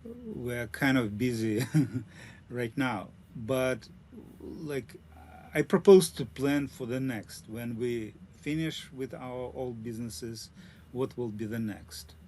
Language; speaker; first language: English; non-native, learner; Russian